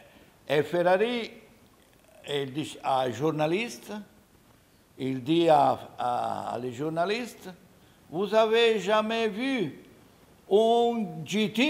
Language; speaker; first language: French; non-native, learner; Italian